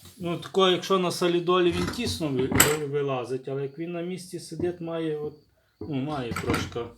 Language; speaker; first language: Ukrainian; native; Ukrainian